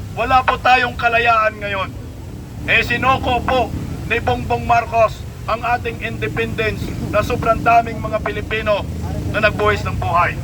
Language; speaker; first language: Filipino; non-native, local second language; Cebuano